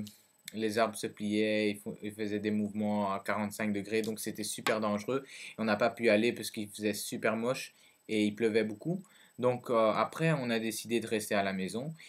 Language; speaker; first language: French; early bilingual, other home language; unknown